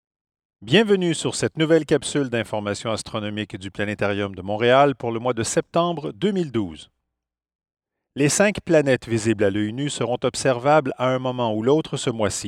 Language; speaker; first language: French; native; French